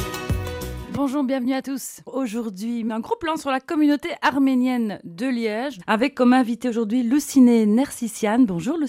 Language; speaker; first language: French; native; French